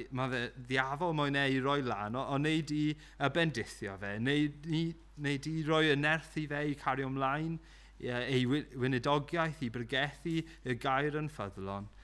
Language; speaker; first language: Welsh; non-native, local second language; English